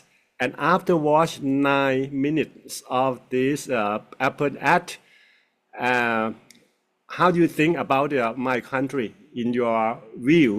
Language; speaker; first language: English; non-native, fluent; Thai